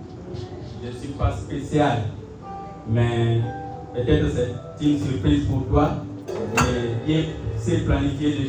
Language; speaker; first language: French; non-native, local second language; Lingala